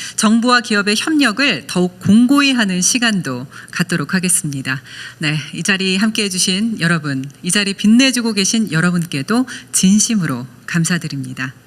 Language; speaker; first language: Korean; native; Korean